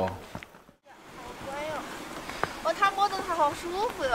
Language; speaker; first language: Chinese; native; Chinese